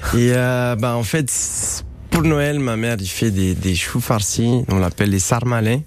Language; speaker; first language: French; non-native, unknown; Romanian